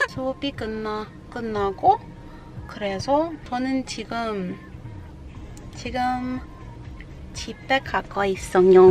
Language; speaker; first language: Korean; non-native, learner; English